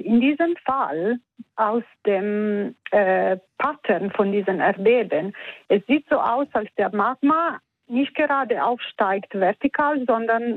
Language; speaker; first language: German; non-native, fluent; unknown